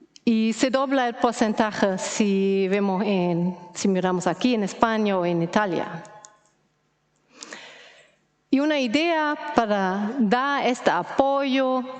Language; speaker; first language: Spanish; non-native, fluent; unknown